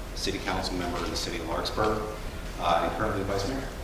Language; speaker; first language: English; native; English